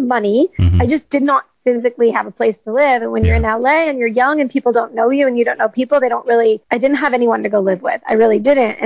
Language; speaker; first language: English; native; English